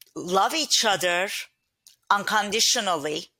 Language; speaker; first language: English; non-native, fluent; Turkish